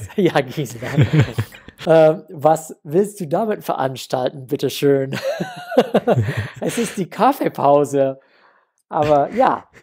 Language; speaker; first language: German; non-native, fluent; English